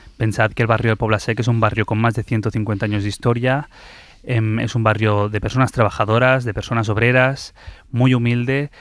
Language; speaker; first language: Spanish; early bilingual, other home language; Arabic